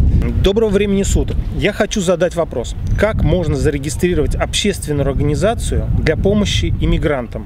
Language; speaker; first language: Russian; native; Russian